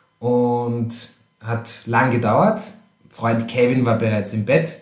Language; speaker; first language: German; native; German